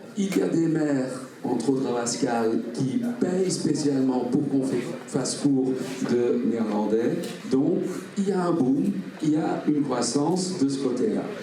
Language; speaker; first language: French; non-native, fluent; Dutch